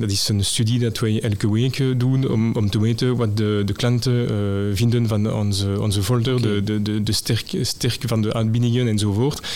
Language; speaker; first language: Dutch; non-native, local second language; French